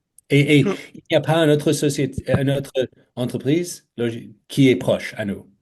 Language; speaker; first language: French; non-native, fluent; English